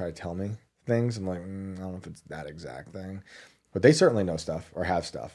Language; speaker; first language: English; native; English